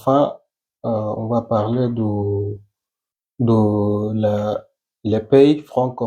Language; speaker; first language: French; non-native, learner; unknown